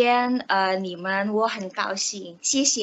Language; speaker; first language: Chinese; non-native, learner; Indonesian